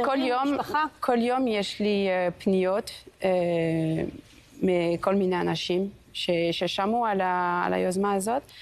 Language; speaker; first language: Hebrew; non-native, fluent; French